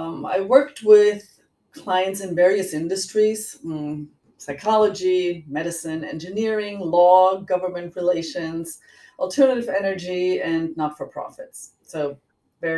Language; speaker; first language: English; non-native, fluent; German